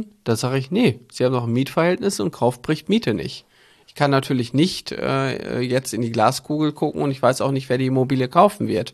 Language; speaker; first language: German; native; German